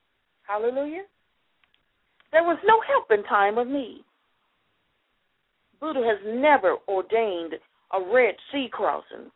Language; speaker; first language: English; native; English